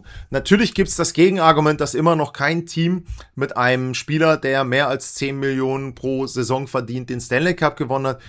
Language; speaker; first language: German; native; German